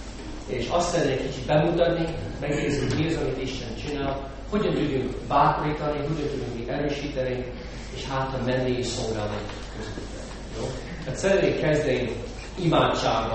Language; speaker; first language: Hungarian; non-native, fluent; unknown